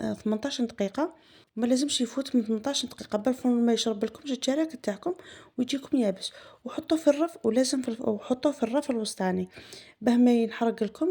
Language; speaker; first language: Arabic; native; Arabic